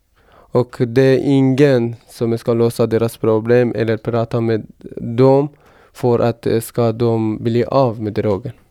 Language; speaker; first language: Swedish; non-native, fluent; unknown